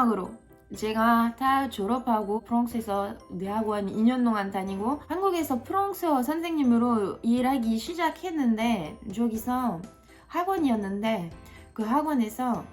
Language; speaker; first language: Korean; non-native, fluent; French